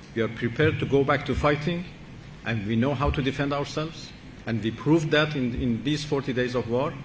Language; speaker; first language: English; non-native, fluent; Persian